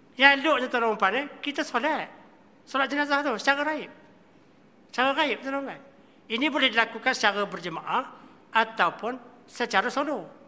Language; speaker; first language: Malay; native; Malay